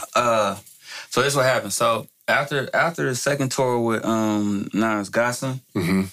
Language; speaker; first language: English; native; English